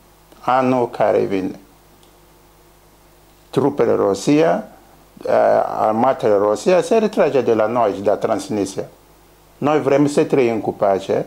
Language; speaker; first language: Romanian; non-native, learner; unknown